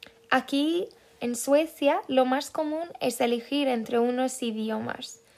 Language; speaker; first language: Spanish; non-native, fluent; Swedish